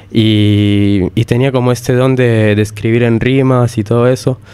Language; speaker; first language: Spanish; early bilingual, heritage; Italian